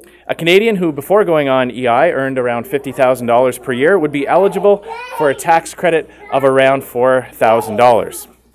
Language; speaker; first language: English; native; English